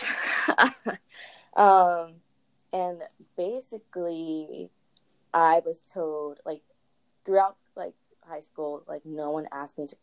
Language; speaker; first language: English; native; English